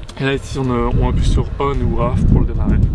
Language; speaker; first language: French; native; French